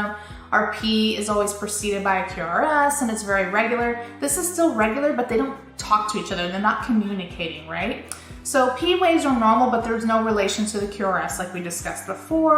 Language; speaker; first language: English; native; English